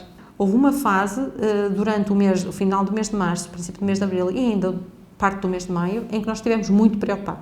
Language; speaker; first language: Portuguese; native; Portuguese